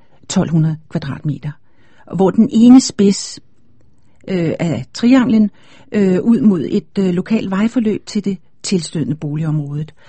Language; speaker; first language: Danish; native; Danish